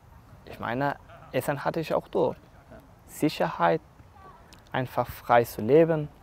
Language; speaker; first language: German; non-native, learner; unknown